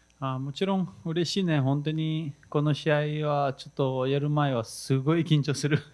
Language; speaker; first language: Japanese; non-native, fluent; Portuguese